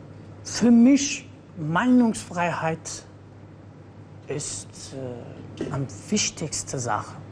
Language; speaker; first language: German; non-native, learner; Persian